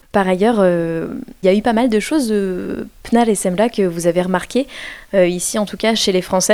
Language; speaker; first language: French; native; French